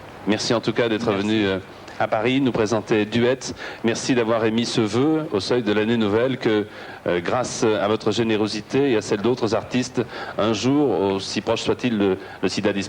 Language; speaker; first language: French; native; French